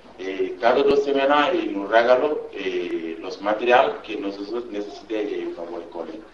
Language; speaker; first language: Spanish; non-native, learner; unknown